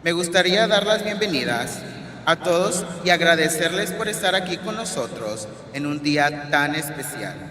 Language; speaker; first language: Spanish; early bilingual, heritage; Spanish